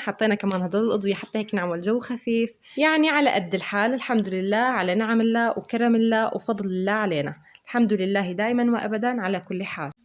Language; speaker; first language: Arabic; native; Arabic